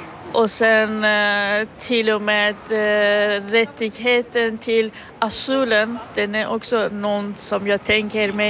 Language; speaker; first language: Swedish; non-native, fluent; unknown